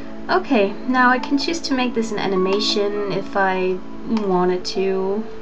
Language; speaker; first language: English; early bilingual, other home language; German